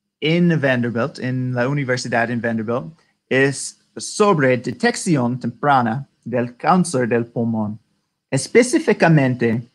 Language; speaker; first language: Spanish; non-native, learner; English